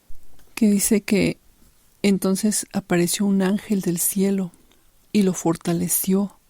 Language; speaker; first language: Spanish; native; Spanish